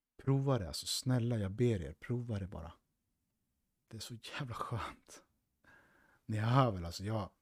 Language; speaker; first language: Swedish; native; Swedish